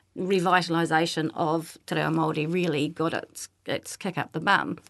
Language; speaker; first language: English; native; English